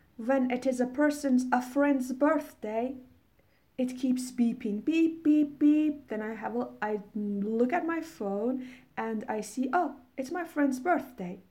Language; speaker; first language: English; non-native, fluent; Persian